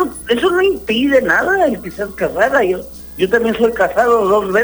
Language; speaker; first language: Spanish; native; Spanish